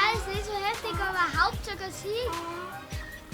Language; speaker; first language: German; native; German